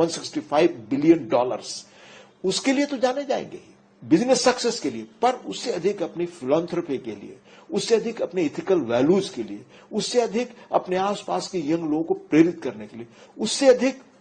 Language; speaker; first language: Hindi; native; Hindi